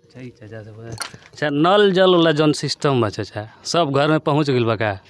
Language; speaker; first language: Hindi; native; Hindi